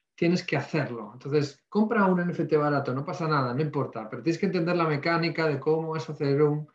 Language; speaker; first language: Spanish; native; Spanish